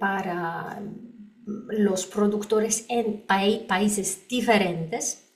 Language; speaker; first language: Spanish; non-native, learner; Polish